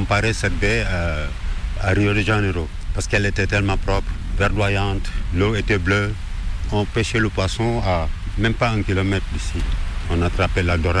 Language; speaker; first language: French; non-native, local second language; Wolof